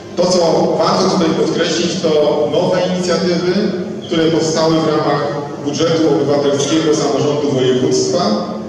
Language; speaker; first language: Polish; native; Polish